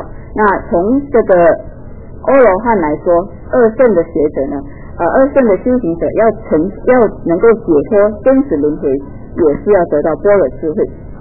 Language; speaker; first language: Chinese; native; Chinese